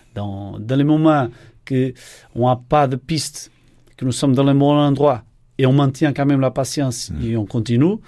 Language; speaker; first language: French; non-native, fluent; Portuguese